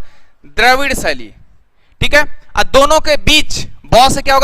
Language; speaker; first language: Hindi; native; Hindi